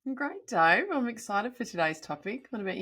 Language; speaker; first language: English; native; English